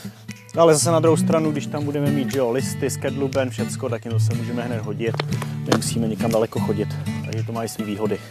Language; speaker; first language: Czech; native; Czech